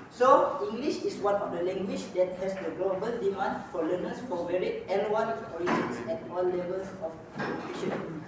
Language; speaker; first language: English; non-native, local second language; Malay